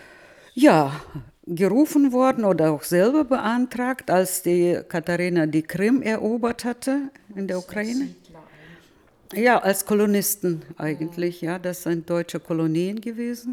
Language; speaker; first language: German; early bilingual, heritage; German